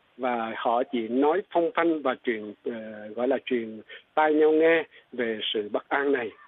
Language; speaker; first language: Vietnamese; non-native, local second language; Eastern Cham